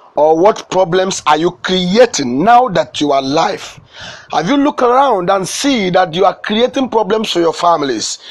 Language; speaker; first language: English; non-native, local second language; Igbo